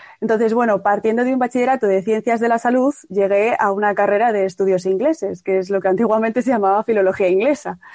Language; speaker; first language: Spanish; native; Spanish